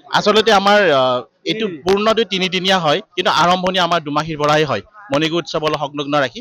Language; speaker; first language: Assamese; native; Assamese